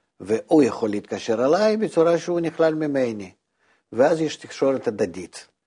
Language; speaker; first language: Hebrew; non-native, fluent; Russian